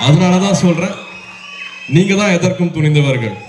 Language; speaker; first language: Tamil; native; Tamil